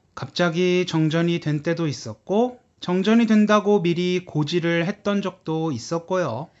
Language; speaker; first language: Korean; native; Korean